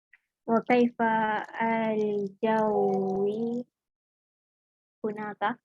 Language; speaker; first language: Arabic; non-native, learner; Malay